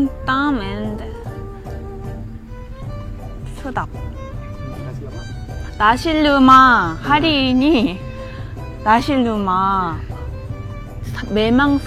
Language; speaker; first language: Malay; non-native, learner; Korean